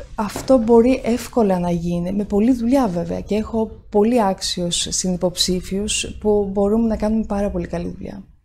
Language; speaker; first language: Greek; early bilingual, heritage; Greek